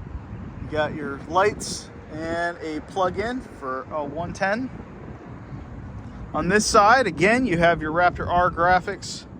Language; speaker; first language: English; native; English